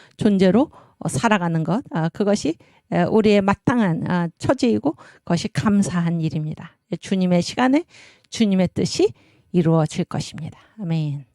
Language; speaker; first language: Korean; native; Korean